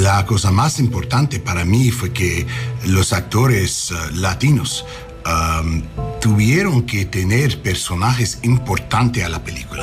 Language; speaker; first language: Spanish; non-native, learner; English